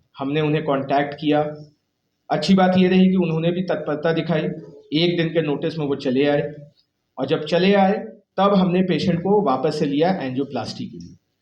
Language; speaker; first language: Hindi; native; Hindi